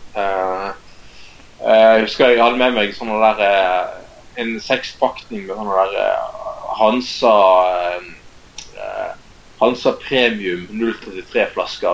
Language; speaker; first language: Norwegian; native; Norwegian